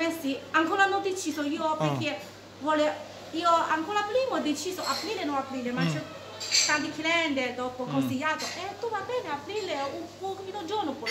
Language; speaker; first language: Italian; non-native, learner; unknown